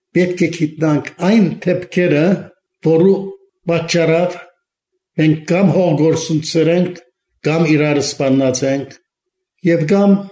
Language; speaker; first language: Armenian; early bilingual, heritage; Armenian